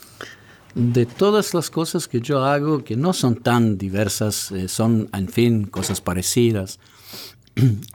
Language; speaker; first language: Spanish; non-native, fluent; Serbian